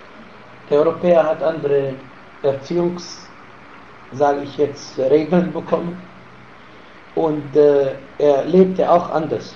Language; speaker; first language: German; non-native, fluent; Arabic